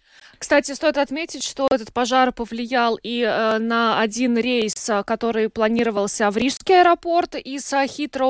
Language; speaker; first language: Russian; native; Russian